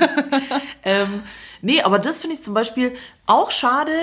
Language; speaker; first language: German; non-native, fluent; Croatian